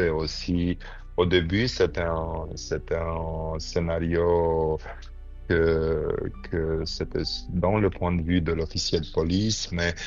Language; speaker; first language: French; non-native, fluent; Romanian